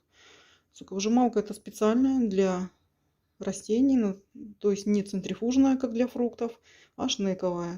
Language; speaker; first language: Russian; native; Russian